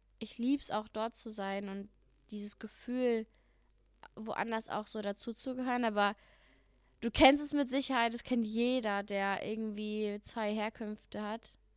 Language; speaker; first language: German; native; German